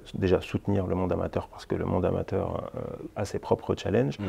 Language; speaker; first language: French; native; French